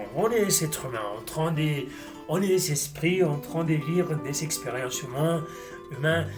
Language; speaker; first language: French; non-native, fluent; Spanish